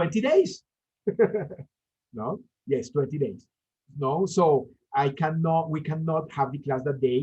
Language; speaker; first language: English; non-native, fluent; Spanish